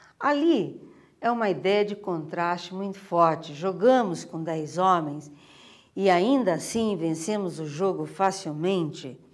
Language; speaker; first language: Portuguese; native; Portuguese